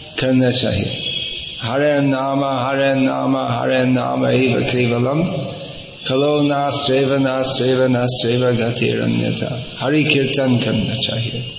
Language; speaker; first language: Hindi; non-native, fluent; English